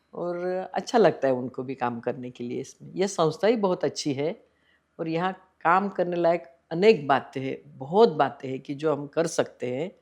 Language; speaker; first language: Hindi; non-native, local second language; Marathi